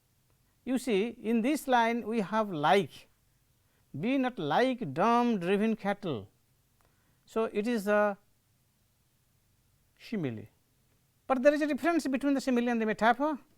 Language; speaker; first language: English; non-native, local second language; Odia